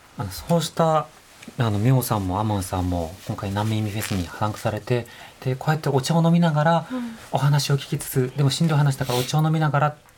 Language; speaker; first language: Japanese; native; Japanese